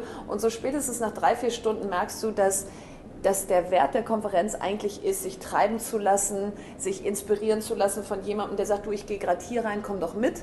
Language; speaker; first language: German; native; German